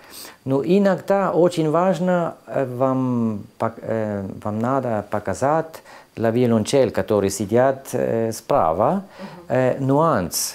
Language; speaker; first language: Ukrainian; non-native, learner; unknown